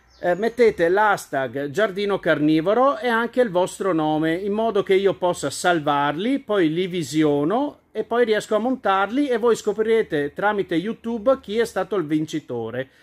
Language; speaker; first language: Italian; native; Italian